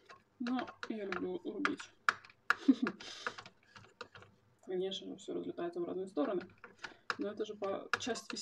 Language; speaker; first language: Russian; native; Russian